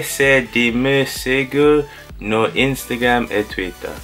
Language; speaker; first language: Portuguese; non-native, learner; English